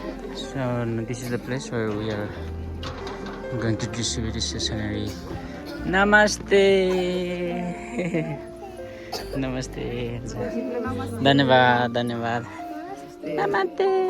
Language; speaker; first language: English; non-native, local second language; Nepali